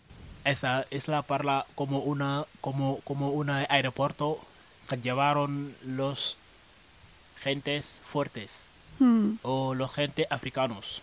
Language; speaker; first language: Spanish; non-native, learner; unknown